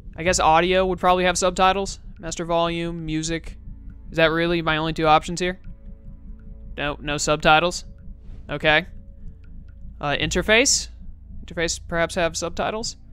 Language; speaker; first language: English; native; English